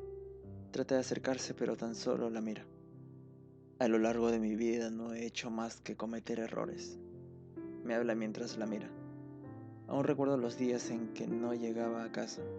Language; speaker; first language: Spanish; native; Spanish